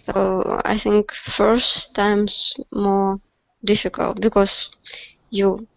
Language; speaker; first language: English; non-native, learner; Russian